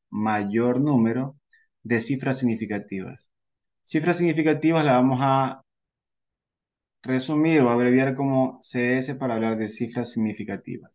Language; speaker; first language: Spanish; native; Spanish